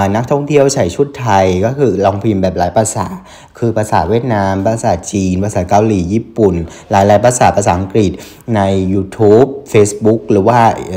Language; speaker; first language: Thai; non-native, fluent; Vietnamese